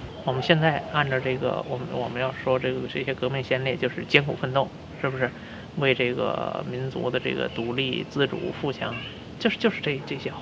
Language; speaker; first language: Chinese; native; Chinese